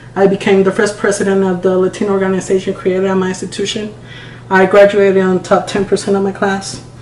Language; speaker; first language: English; non-native, fluent; Spanish